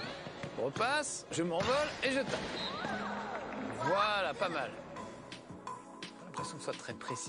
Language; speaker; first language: French; native; French